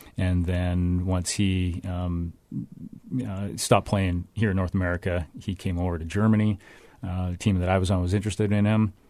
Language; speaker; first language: English; native; English